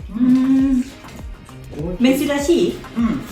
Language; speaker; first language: Japanese; non-native, learner; Thai